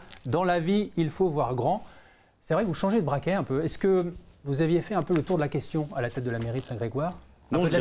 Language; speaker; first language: French; native; French